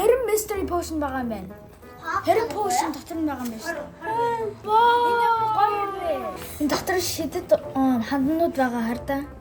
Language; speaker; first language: Mongolian; early bilingual, heritage; Mongolian